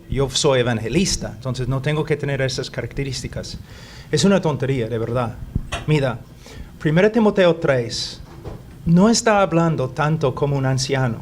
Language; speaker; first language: Spanish; non-native, fluent; English